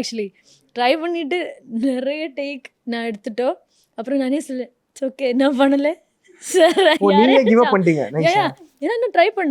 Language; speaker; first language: Tamil; non-native, fluent; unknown